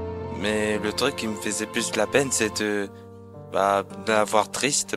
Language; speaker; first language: French; early bilingual, other home language; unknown